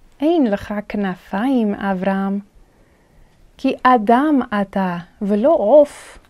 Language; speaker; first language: Hebrew; non-native, fluent; English